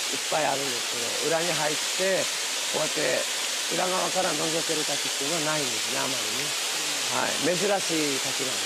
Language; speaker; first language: English; native; English